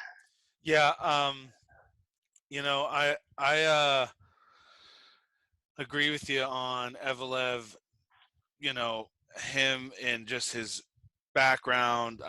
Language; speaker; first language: English; native; English